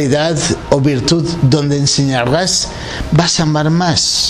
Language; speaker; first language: Spanish; native; Spanish